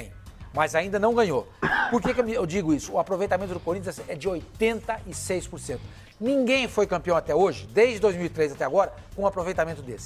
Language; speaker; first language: Portuguese; native; Portuguese